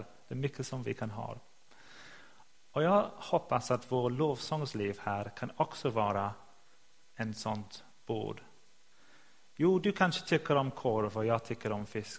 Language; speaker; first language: Swedish; non-native, fluent; English